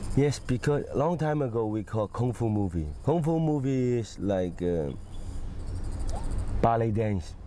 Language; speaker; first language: English; non-native, fluent; Cantonese